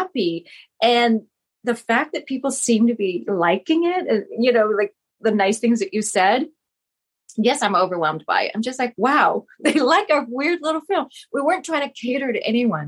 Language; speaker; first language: English; non-native, fluent; Vietnamese